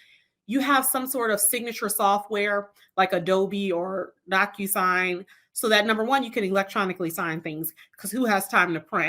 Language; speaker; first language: English; native; English